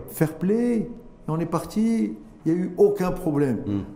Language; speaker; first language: French; non-native, local second language; Arabic